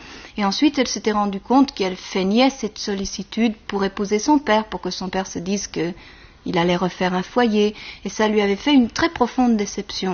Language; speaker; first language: French; native; French